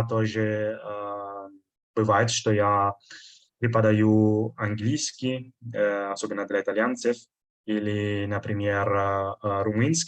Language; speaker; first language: Russian; non-native, fluent; Italian